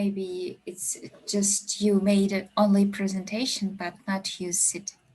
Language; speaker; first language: English; non-native, learner; Russian